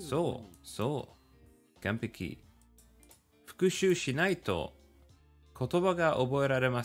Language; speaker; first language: Japanese; non-native, learner; English